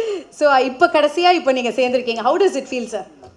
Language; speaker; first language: Tamil; native; Tamil